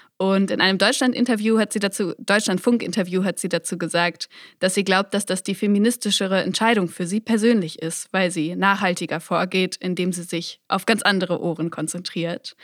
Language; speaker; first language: German; native; German